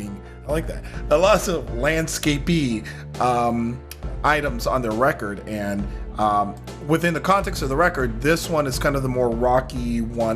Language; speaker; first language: English; native; English